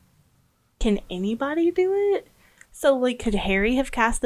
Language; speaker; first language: English; native; English